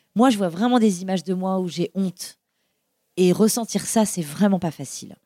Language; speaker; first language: French; native; French